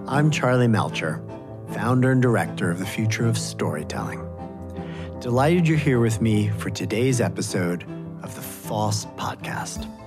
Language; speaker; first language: English; native; English